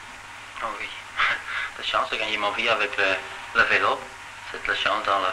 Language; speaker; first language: French; non-native, local second language; Dutch